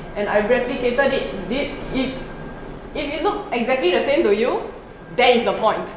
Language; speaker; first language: English; non-native, local second language; Min Nan Chinese